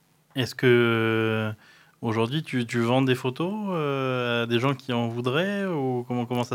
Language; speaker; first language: French; native; French